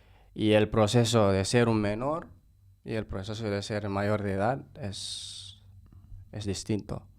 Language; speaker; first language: Spanish; non-native, fluent; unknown